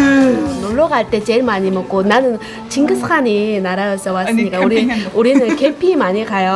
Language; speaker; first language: Korean; non-native, learner; Mongolian